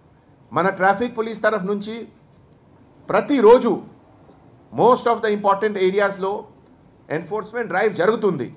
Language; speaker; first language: Telugu; non-native, fluent; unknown